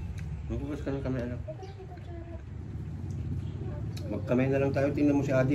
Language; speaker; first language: Filipino; native; Filipino